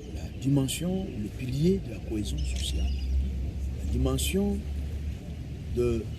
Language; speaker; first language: French; non-native, local second language; Swahili